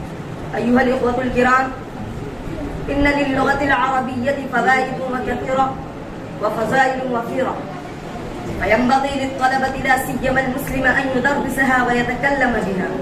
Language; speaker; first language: Arabic; non-native, learner; Urdu